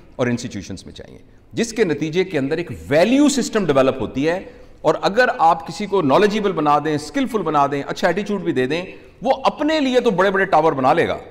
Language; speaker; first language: Urdu; non-native, local second language; Punjabi